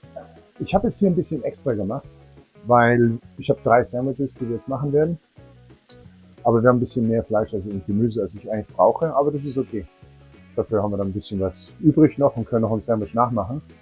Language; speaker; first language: German; native; German